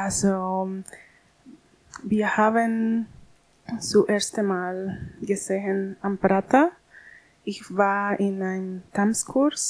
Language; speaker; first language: German; non-native, learner; Spanish